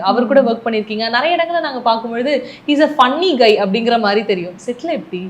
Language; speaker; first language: Tamil; native; Tamil